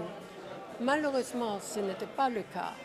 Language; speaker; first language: French; non-native, fluent; Czech